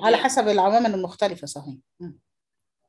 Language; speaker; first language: Arabic; native; Arabic